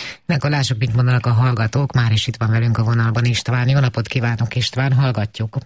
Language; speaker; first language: Hungarian; native; Hungarian